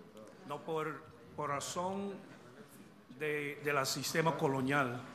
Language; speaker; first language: Spanish; non-native, fluent; English